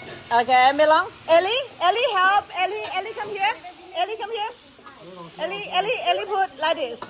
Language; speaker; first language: English; non-native, learner; Thai